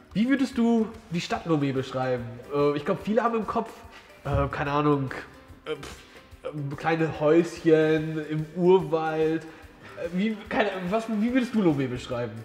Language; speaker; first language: German; early bilingual, other home language; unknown